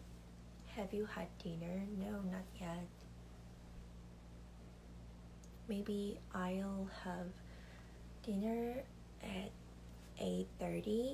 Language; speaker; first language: English; non-native, learner; Korean